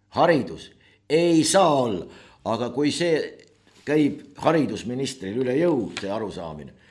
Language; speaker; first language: Estonian; native; Estonian